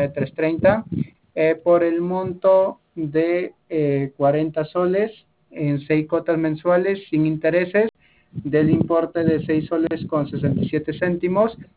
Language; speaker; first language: Spanish; native; Spanish